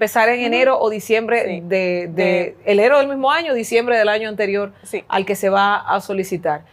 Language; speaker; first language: Spanish; native; Spanish